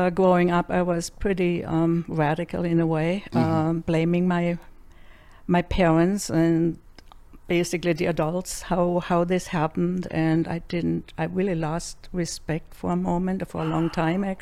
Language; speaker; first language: English; non-native, fluent; German